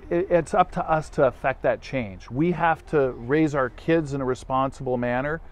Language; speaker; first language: English; native; English